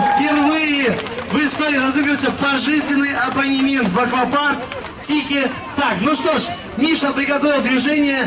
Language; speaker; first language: Russian; native; Russian